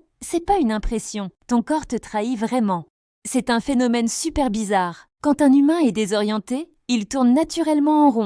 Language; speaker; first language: French; native; French